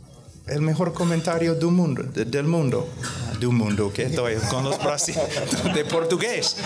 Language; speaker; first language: Spanish; non-native, fluent; English